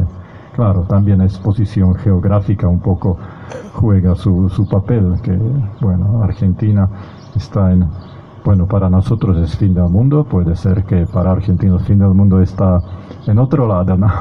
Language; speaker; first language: Spanish; non-native, fluent; Slovak